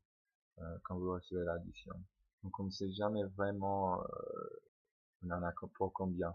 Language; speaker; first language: French; non-native, fluent; English